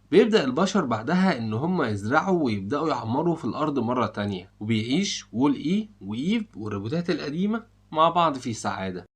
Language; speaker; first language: Arabic; native; Arabic